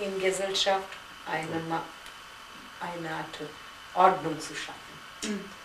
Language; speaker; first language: German; non-native, fluent; Gujarati